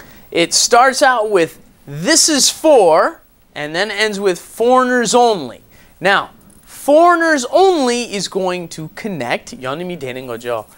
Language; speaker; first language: English; native; English